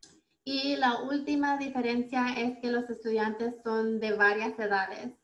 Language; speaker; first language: Spanish; early bilingual, heritage; Spanish